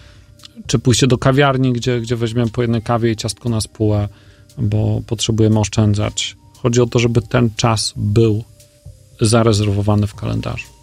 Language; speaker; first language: Polish; native; Polish